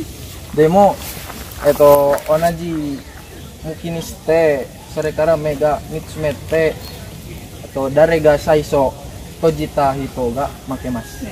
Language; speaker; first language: Japanese; non-native, learner; Indonesian